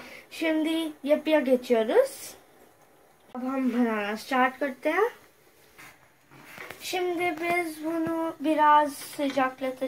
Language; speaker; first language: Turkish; non-native, learner; Urdu